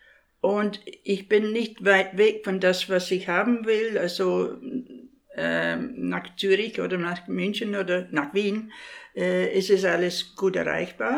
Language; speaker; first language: German; non-native, fluent; English